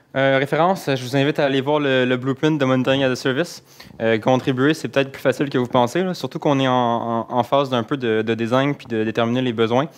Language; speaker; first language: French; native; French